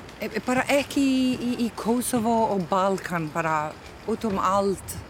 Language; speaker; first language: Icelandic; non-native, learner; Albanian